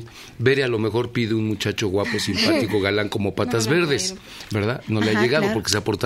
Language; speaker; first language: Spanish; native; Spanish